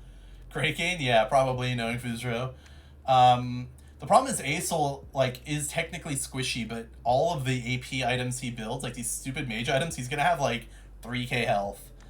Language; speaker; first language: English; native; English